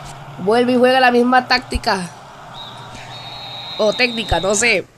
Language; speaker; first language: Spanish; native; Spanish